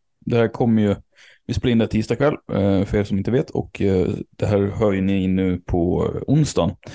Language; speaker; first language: Swedish; native; Swedish